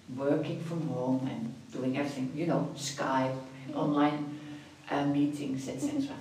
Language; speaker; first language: English; non-native, fluent; Dutch